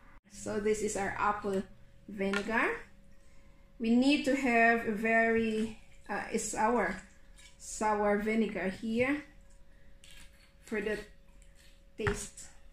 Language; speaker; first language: English; non-native, local second language; Cebuano